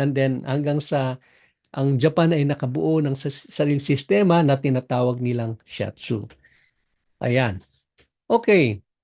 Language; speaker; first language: Filipino; non-native, local second language; Cebuano